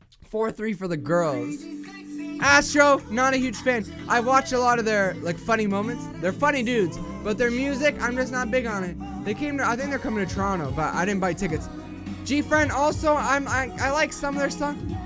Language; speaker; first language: English; native; English